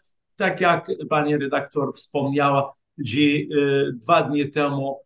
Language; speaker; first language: Polish; non-native, fluent; Arabic